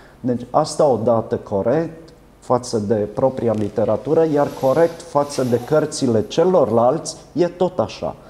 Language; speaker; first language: Romanian; native; Romanian